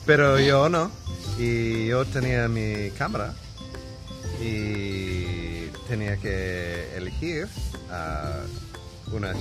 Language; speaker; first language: Spanish; non-native, learner; English